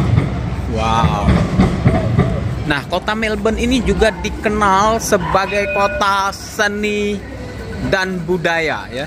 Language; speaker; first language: Indonesian; native; Indonesian